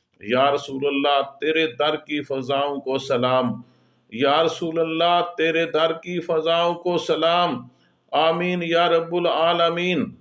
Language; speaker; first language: Urdu; native; Urdu